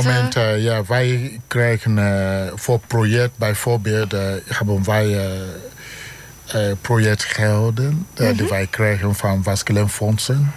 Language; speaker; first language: Dutch; non-native, learner; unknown